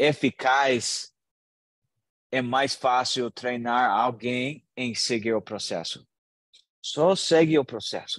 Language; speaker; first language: Portuguese; non-native, learner; English